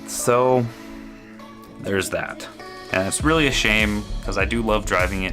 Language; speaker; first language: English; native; English